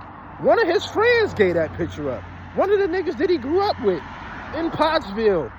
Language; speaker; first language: English; native; English